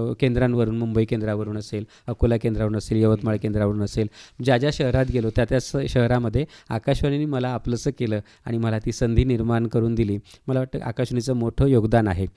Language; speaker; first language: Marathi; native; Marathi